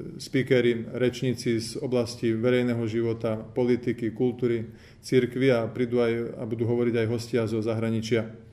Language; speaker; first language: Slovak; native; Slovak